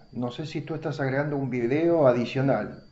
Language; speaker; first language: Spanish; native; Spanish